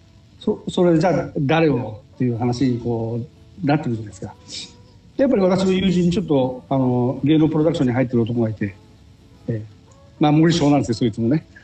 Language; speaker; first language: Japanese; native; Japanese